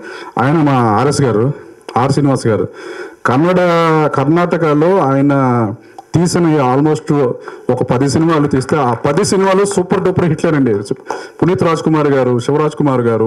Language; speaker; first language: Telugu; native; Telugu